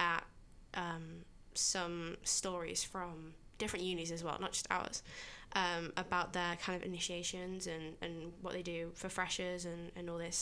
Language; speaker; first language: English; native; English